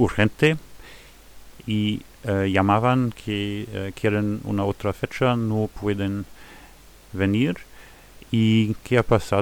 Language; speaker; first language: Spanish; non-native, fluent; German